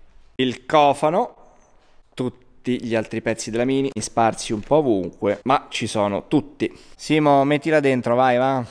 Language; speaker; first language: Italian; native; Italian